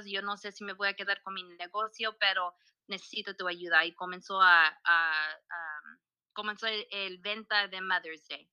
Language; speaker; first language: Spanish; early bilingual, heritage; Spanish